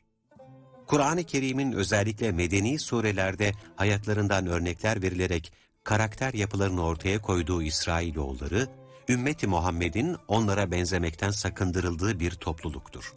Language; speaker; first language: Turkish; native; Turkish